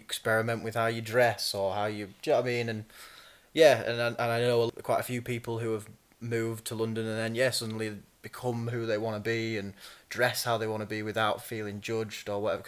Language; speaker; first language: English; native; English